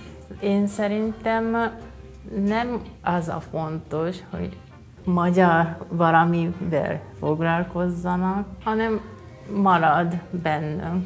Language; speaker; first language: Hungarian; non-native, fluent; Japanese